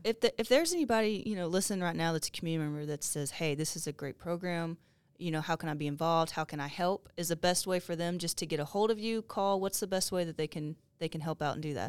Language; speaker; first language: English; native; English